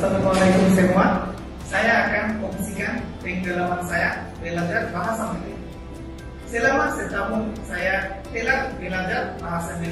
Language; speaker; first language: Indonesian; non-native, learner; Bangla